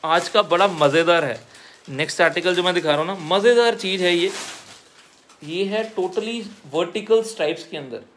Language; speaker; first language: Hindi; non-native, local second language; Punjabi